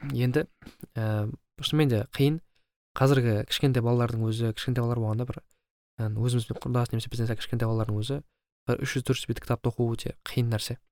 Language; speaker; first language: Kazakh; native; Kazakh